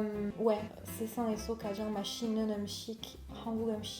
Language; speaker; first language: Korean; non-native, fluent; French